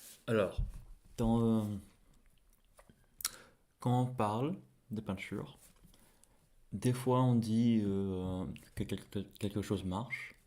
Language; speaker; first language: French; non-native, fluent; English